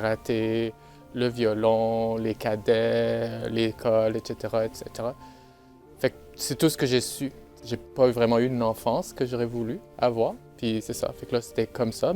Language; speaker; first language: French; native; French